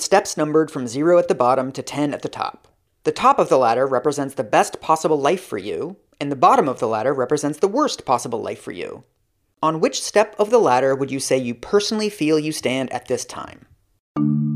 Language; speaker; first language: English; native; English